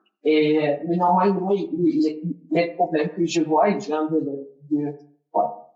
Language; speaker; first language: French; non-native, fluent; English